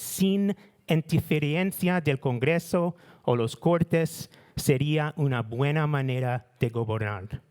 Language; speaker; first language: Spanish; non-native, learner; English